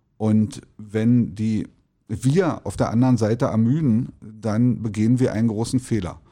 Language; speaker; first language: German; native; German